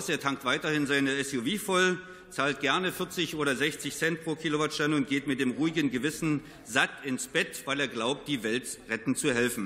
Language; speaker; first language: German; native; German